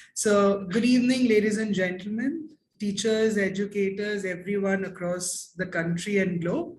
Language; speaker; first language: English; non-native, local second language; Hindi